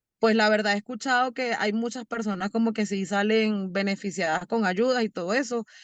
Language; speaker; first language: Spanish; native; Spanish